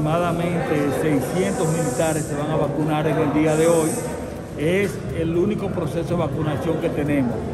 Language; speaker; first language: Spanish; native; Spanish